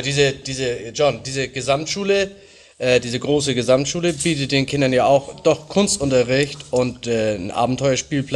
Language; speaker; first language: German; native; German